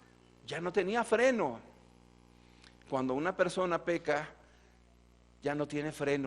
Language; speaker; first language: Spanish; native; Spanish